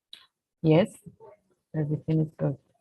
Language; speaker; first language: English; non-native, fluent; Spanish